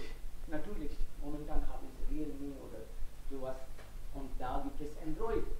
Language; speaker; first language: German; non-native, fluent; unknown